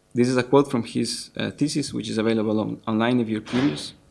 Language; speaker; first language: English; non-native, fluent; Spanish